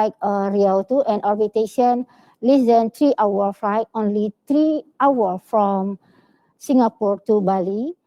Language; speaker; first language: English; non-native, learner; Indonesian